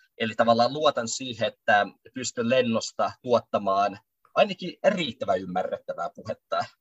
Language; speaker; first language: Finnish; early bilingual, other home language; Russian